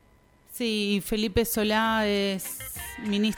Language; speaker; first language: Spanish; native; Spanish